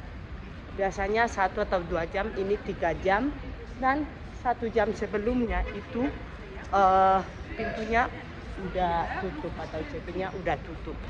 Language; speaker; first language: Indonesian; non-native, fluent; Spanish